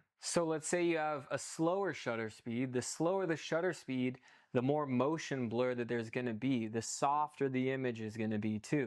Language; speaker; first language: English; native; English